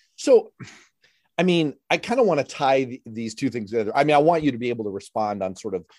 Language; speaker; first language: English; native; English